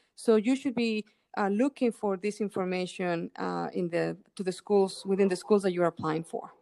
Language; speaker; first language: English; non-native, fluent; Spanish